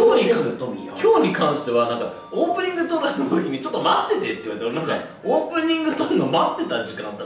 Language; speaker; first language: Japanese; native; Japanese